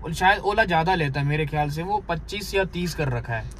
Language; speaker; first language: Hindi; native; Hindi